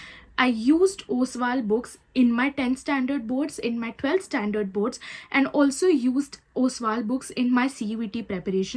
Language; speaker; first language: English; non-native, local second language; Hindi